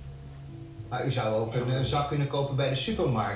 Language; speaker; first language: Dutch; native; Dutch